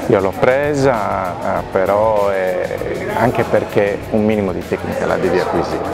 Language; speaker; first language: Italian; native; Italian